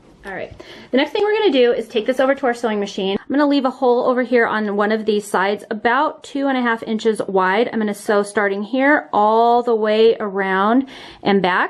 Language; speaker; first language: English; native; English